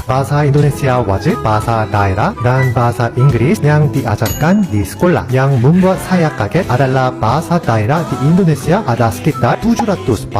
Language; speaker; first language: Indonesian; non-native, fluent; Korean